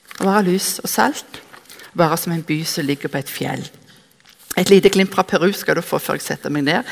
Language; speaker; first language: Norwegian; native; Norwegian